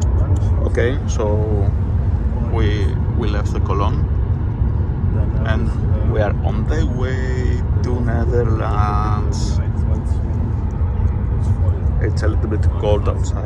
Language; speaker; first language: English; non-native, learner; Greek